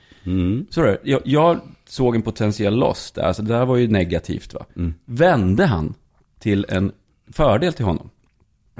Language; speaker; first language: Swedish; native; Swedish